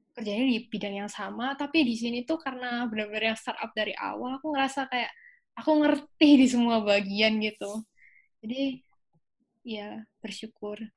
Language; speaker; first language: Indonesian; native; Indonesian